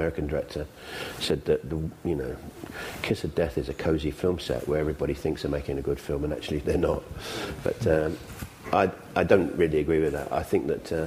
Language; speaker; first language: English; native; English